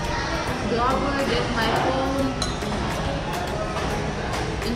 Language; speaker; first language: English; non-native, local second language; Cebuano